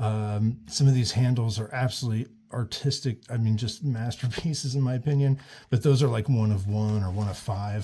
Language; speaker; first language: English; native; English